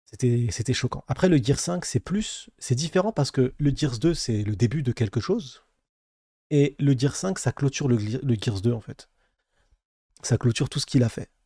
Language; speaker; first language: French; native; French